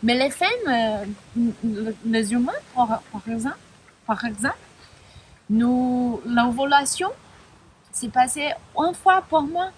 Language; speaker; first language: French; non-native, learner; Spanish